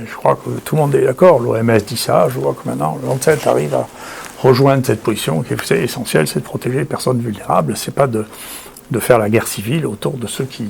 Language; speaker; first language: French; native; French